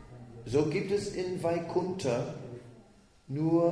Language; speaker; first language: German; non-native, fluent; Dutch